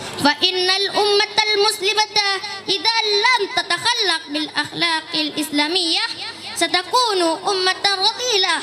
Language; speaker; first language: Arabic; non-native, learner; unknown